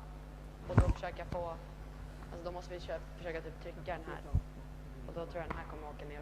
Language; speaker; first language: Swedish; native; Swedish